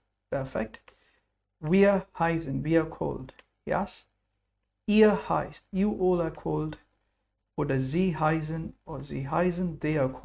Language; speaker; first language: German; non-native, fluent; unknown